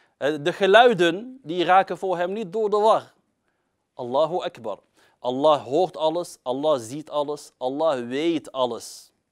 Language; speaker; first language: Dutch; early bilingual, other home language; Arabic